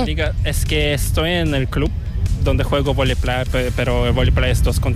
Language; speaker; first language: Spanish; non-native, fluent; Korean